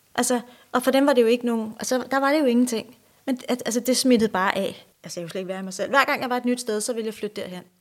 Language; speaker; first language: Danish; native; Danish